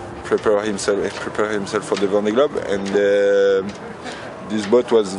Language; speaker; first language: English; non-native, learner; French